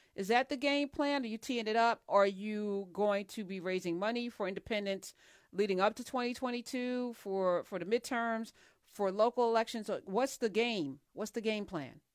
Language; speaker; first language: English; native; English